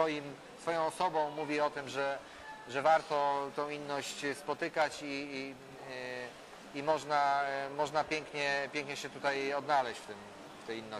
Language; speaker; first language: Polish; native; Polish